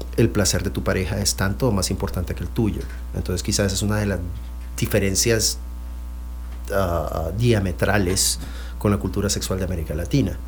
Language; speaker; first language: Spanish; non-native, fluent; French